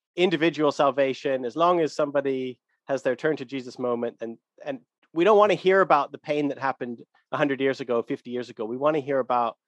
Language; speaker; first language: English; native; English